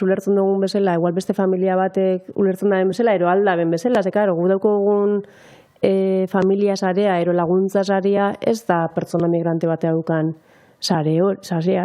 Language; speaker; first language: Basque; native; Basque